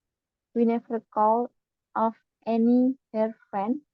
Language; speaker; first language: English; non-native, learner; Indonesian